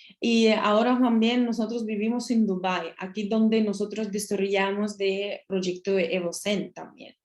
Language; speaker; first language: Spanish; non-native, learner; Russian